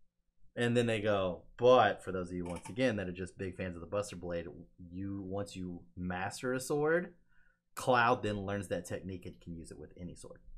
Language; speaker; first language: English; native; English